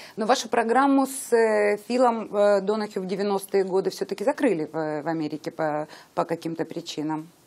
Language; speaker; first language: Russian; native; Russian